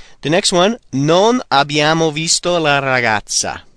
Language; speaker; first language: Italian; non-native, fluent; English